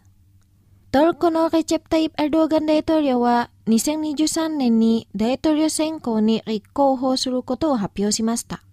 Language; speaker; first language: Japanese; non-native, fluent; Indonesian